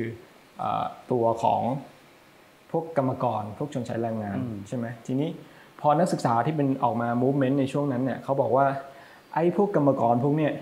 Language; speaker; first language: Thai; native; Thai